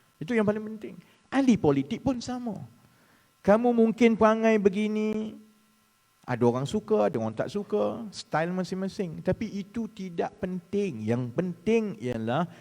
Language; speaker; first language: Malay; native; Malay